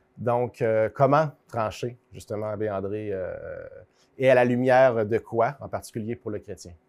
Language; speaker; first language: French; native; French